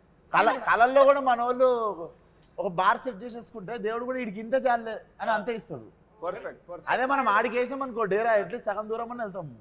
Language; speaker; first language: Telugu; native; Telugu